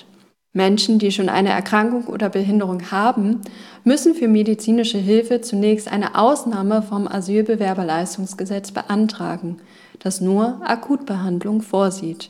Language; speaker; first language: German; native; German